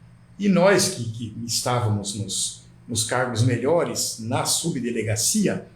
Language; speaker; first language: Portuguese; native; Portuguese